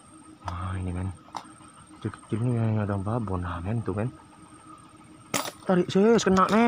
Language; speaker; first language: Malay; non-native, local second language; Javanese